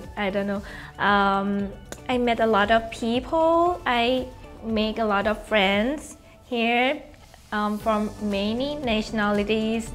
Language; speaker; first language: English; non-native, learner; Thai